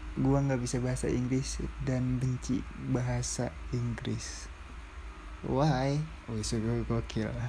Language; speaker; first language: Indonesian; native; Indonesian